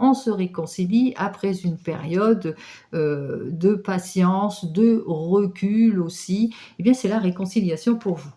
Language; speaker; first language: French; native; French